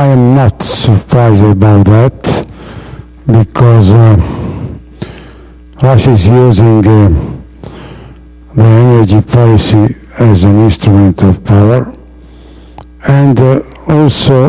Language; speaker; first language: English; non-native, fluent; Italian